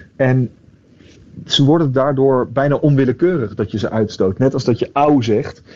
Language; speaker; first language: Dutch; native; Dutch